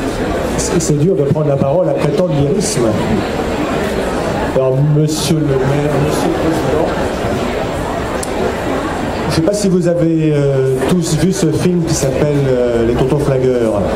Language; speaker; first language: French; native; French